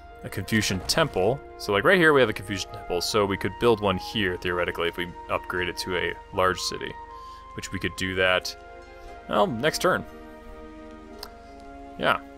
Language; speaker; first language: English; native; English